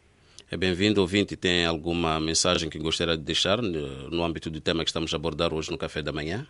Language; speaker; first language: Portuguese; non-native, local second language; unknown